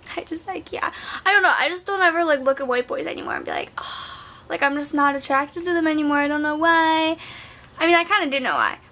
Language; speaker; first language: English; native; English